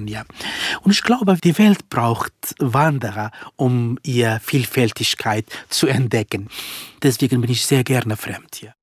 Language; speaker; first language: German; non-native, fluent; Kurdish